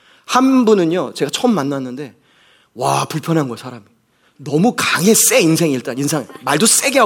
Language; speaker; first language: Korean; native; Korean